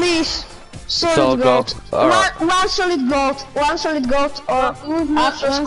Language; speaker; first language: English; non-native, learner; Slovak